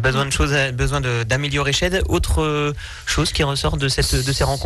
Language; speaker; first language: French; native; French